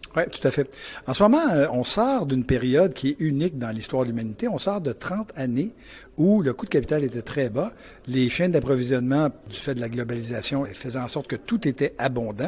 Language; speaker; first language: French; native; French